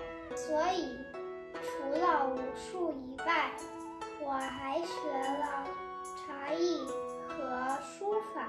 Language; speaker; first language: Chinese; non-native, learner; Polish